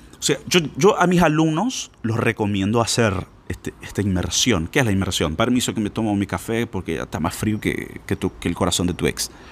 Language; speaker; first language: Spanish; non-native, fluent; Portuguese